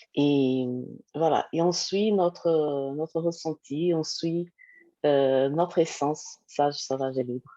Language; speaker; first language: French; non-native, fluent; Portuguese